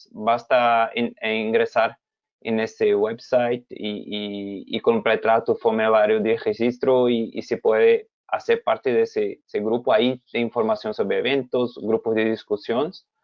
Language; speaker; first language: Spanish; non-native, fluent; Portuguese